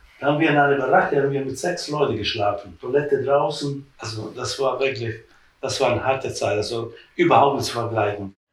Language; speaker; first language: German; non-native, fluent; Italian